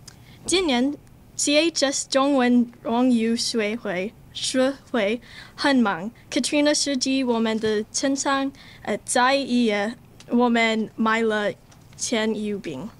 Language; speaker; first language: Chinese; non-native, learner; English